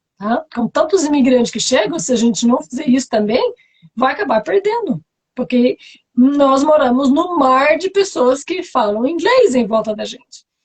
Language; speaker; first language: Portuguese; non-native, fluent; French